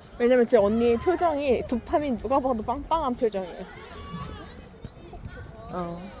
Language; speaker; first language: Korean; native; Korean